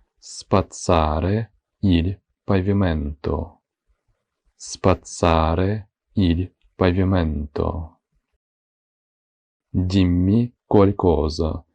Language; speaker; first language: Italian; non-native, fluent; Ukrainian